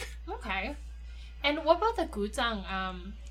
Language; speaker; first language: English; native; English